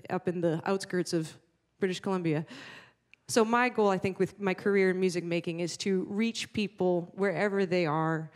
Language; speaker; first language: English; native; English